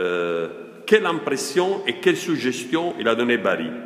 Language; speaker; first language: French; non-native, fluent; Italian